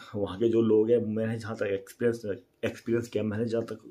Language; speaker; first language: Hindi; native; Hindi